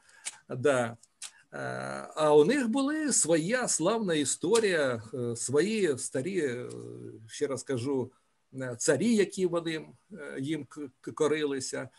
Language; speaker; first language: Ukrainian; native; Ukrainian